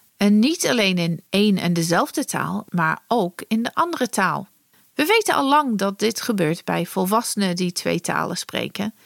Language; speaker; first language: Dutch; non-native, fluent; English